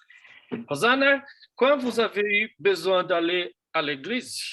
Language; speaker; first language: French; non-native, learner; Portuguese